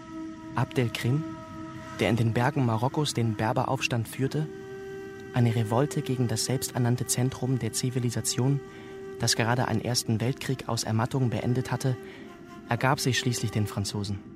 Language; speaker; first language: German; native; German